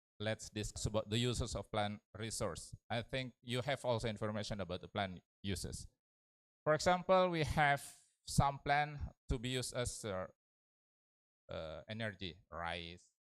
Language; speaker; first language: English; non-native, learner; Indonesian